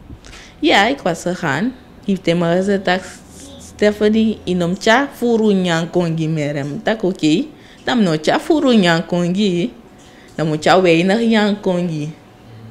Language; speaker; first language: Dutch; non-native, local second language; Sranan Tongo